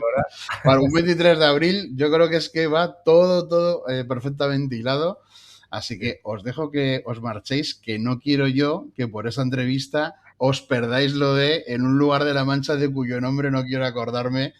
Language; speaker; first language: Spanish; native; Spanish